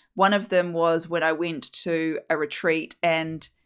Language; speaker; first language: English; native; English